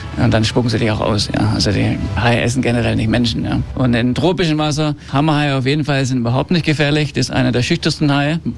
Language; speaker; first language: German; early bilingual, heritage; German